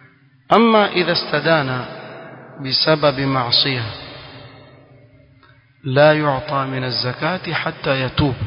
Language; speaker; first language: Arabic; non-native, fluent; Swahili